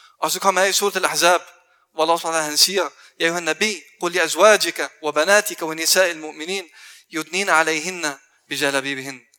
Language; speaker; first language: Danish; early bilingual, other home language; Arabic